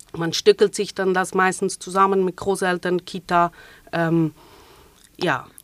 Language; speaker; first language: German; native; German